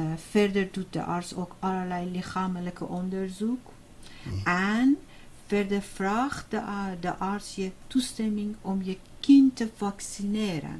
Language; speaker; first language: Dutch; non-native, fluent; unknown